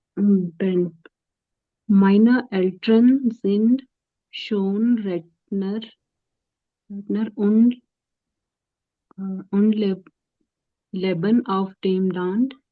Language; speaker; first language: German; non-native, learner; Hindi